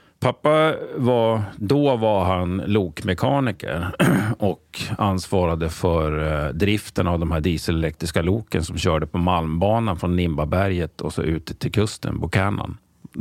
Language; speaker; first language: Swedish; native; Swedish